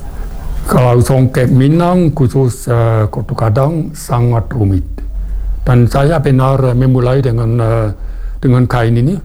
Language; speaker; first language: Indonesian; non-native, fluent; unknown